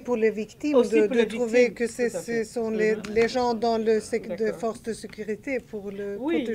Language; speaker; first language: French; non-native, learner; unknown